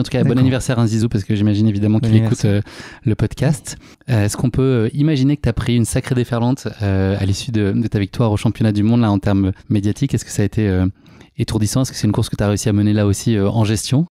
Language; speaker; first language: French; native; French